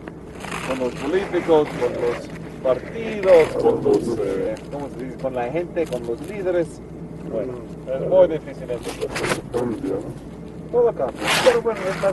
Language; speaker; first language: Spanish; non-native, fluent; English